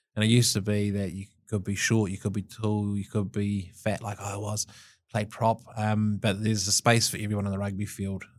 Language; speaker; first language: English; native; English